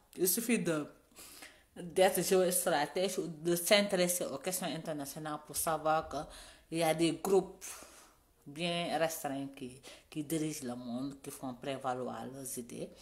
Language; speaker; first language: French; non-native, local second language; Wolof